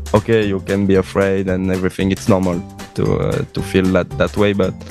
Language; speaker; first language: English; non-native, fluent; French